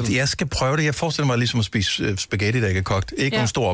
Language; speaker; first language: Danish; native; Danish